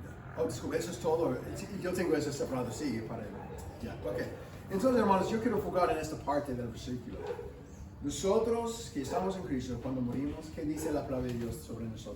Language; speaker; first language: Spanish; non-native, fluent; English